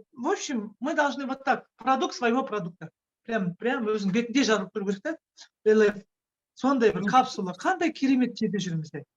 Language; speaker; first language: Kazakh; non-native, local second language; Russian